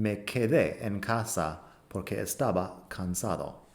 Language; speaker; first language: Spanish; non-native, fluent; English